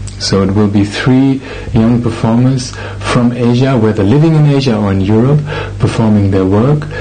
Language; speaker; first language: English; non-native, fluent; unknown